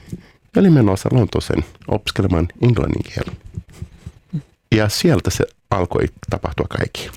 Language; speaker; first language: Finnish; non-native, fluent; Portuguese